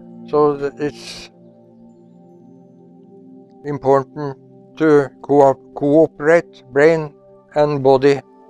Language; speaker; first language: English; non-native, fluent; Norwegian